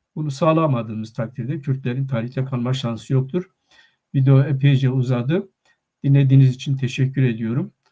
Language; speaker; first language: Turkish; non-native, local second language; Kurdish